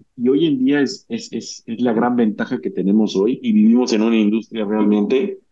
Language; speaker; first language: Spanish; native; Spanish